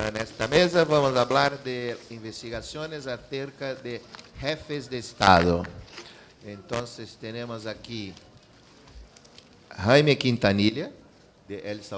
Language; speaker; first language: Spanish; non-native, fluent; Portuguese